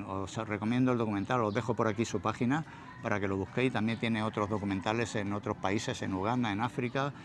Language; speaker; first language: Spanish; native; Spanish